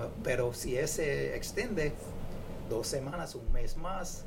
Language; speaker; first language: Spanish; non-native, fluent; English